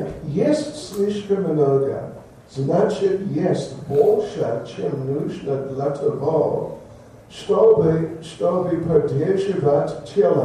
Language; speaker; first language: Russian; non-native, learner; English